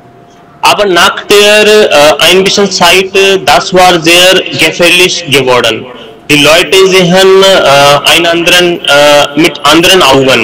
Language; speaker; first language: German; non-native, learner; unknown